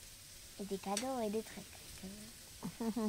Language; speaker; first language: French; native; French